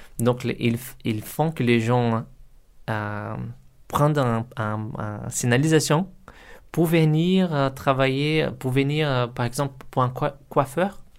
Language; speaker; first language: French; non-native, learner; Portuguese